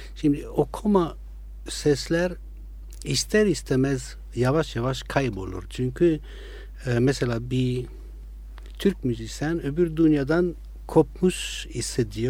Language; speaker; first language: Turkish; non-native, fluent; Italian